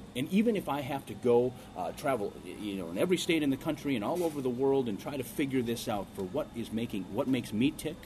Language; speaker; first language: English; native; English